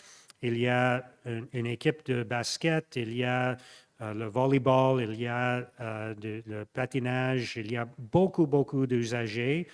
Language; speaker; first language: French; non-native, local second language; English